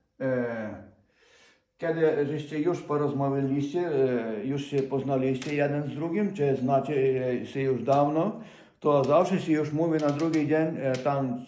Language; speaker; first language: Polish; non-native, fluent; Ukrainian